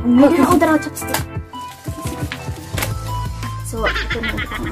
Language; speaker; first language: Filipino; non-native, local second language; Cebuano